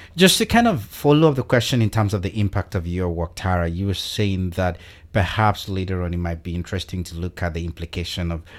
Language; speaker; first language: English; non-native, local second language; Yoruba